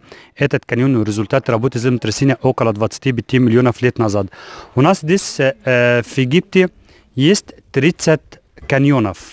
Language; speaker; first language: Russian; non-native, learner; Arabic